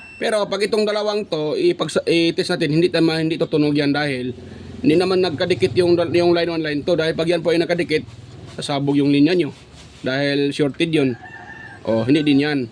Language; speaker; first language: Filipino; non-native, local second language; Cebuano